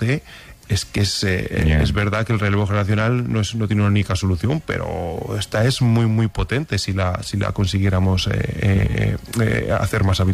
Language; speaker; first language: Spanish; native; Spanish